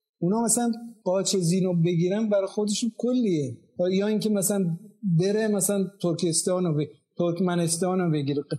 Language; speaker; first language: Persian; non-native, local second language; Azerbaijani